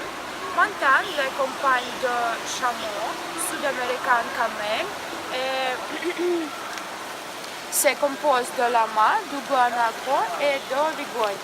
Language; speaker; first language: French; non-native, learner; Russian